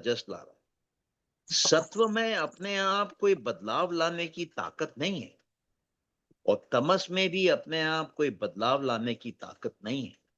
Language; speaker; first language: Hindi; native; Hindi